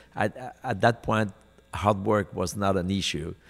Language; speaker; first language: English; non-native, fluent; French